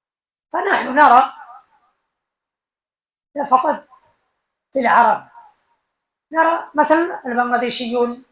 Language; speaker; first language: Arabic; non-native, fluent; Bangla